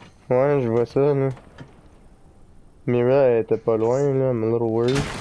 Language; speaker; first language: French; native; French